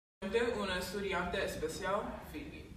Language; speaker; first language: Spanish; non-native, learner; English